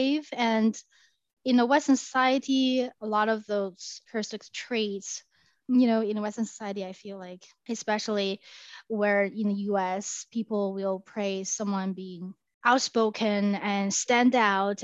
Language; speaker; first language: English; non-native, fluent; Chinese